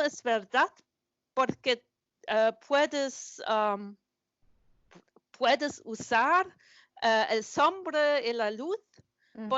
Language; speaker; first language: Spanish; non-native, learner; German